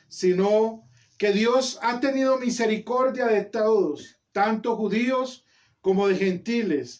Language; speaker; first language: Spanish; native; Spanish